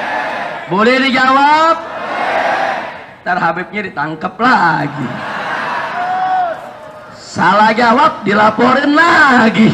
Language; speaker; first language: Indonesian; native; Indonesian